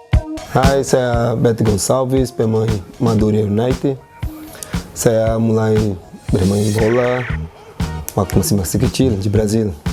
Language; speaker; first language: Indonesian; non-native, fluent; Portuguese